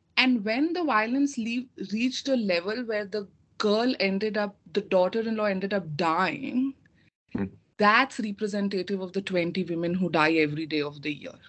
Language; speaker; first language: English; non-native, local second language; Hindi